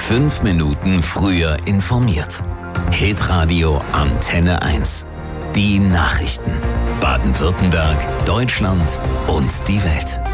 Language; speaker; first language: German; native; German